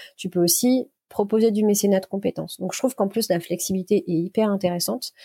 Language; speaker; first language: French; native; French